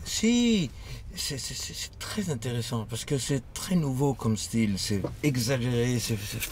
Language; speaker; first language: French; early bilingual, other home language; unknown